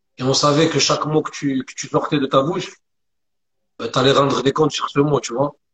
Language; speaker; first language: French; early bilingual, other home language; Arabic